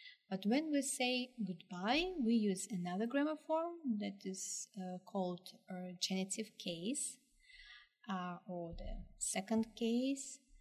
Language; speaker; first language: English; non-native, fluent; Russian